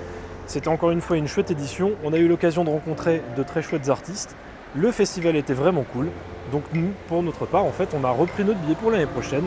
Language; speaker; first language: French; native; French